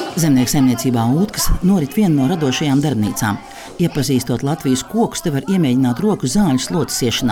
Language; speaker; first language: Latvian; native; Latvian